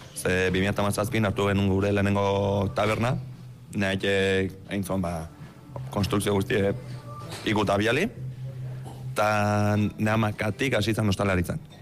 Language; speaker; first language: Basque; early bilingual, other home language; Romanian